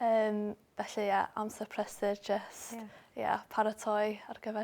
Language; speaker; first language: Welsh; non-native, local second language; English